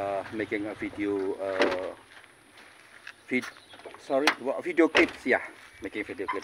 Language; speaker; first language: English; non-native, learner; Indonesian